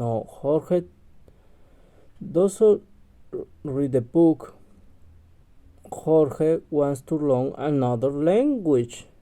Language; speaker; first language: English; non-native, learner; Spanish